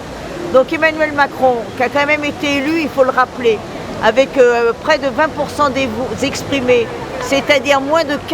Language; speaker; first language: French; native; French